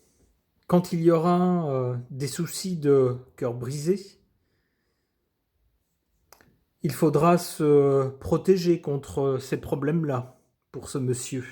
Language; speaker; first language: French; native; French